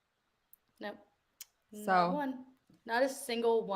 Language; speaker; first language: English; native; English